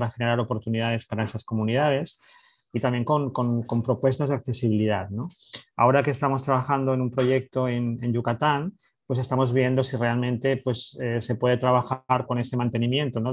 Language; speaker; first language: Spanish; native; Spanish